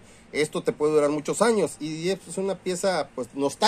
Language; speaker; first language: Spanish; native; Spanish